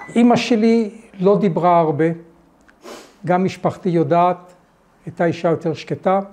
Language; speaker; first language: Hebrew; early bilingual, other home language; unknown